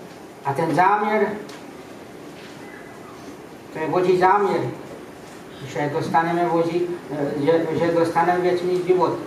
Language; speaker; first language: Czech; non-native, fluent; Ukrainian